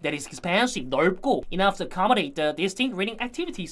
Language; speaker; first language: English; non-native, fluent; Korean